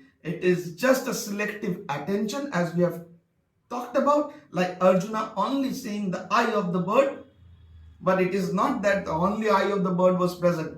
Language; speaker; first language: English; non-native, local second language; Bangla